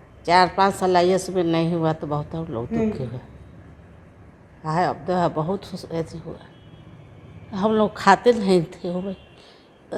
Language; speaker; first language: Hindi; non-native, local second language; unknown